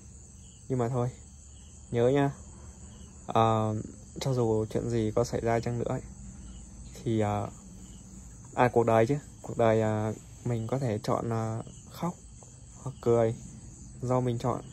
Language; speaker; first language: Vietnamese; native; Vietnamese